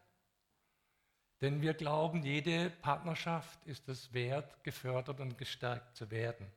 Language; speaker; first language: German; native; German